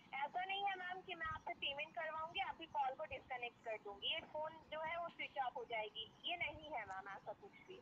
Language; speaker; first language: Hindi; native; Hindi